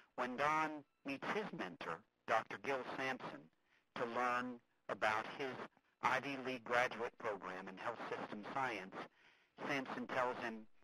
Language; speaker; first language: English; native; English